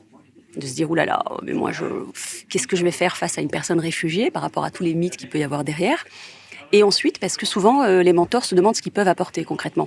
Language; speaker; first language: French; native; French